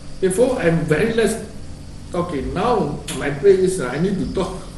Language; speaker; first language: English; non-native, learner; Burmese